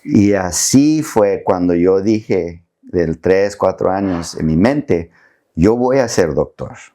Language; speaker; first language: Spanish; early bilingual, heritage; Spanish